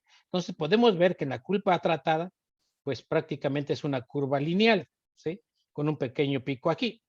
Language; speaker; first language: Spanish; native; Spanish